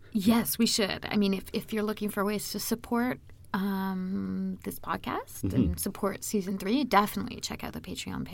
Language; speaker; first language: English; native; English